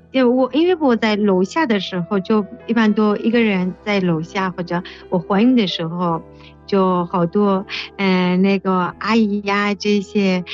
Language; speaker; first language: Chinese; non-native, fluent; Persian